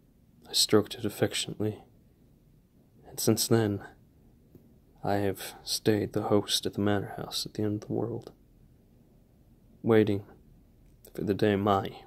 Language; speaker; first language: English; native; English